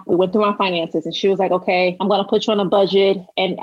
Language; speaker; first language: English; native; English